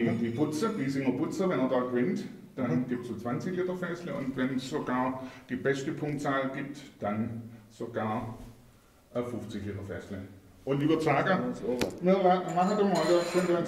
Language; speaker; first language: German; native; German